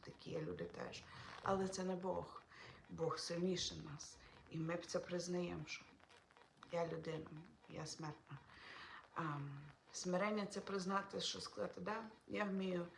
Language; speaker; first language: Ukrainian; non-native, local second language; Russian